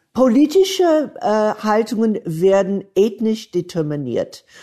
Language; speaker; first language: German; non-native, fluent; English